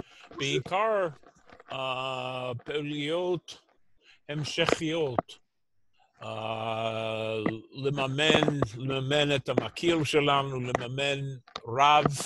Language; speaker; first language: Hebrew; non-native, fluent; English